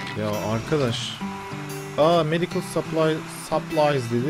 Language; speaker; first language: Turkish; native; Turkish